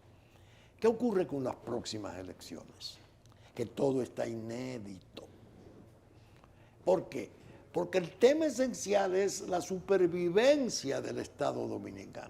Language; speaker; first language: Spanish; native; Spanish